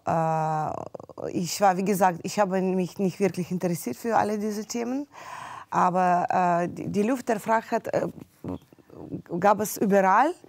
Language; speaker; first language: German; non-native, fluent; Russian